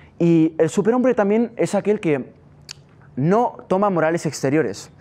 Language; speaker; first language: Spanish; non-native, fluent; Italian